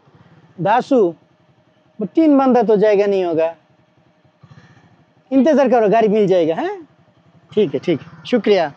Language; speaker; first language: Hindi; non-native, learner; Bangla